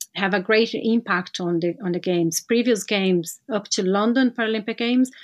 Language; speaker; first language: English; non-native, fluent; Portuguese